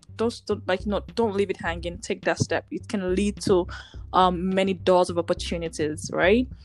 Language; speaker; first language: English; non-native, local second language; Yoruba